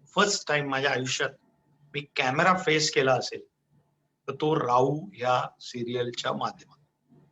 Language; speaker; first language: Marathi; non-native, local second language; Gujarati